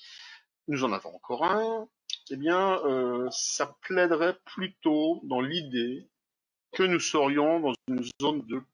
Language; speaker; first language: French; native; French